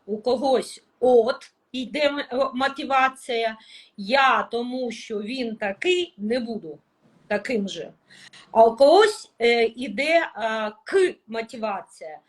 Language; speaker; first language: Ukrainian; non-native, local second language; Russian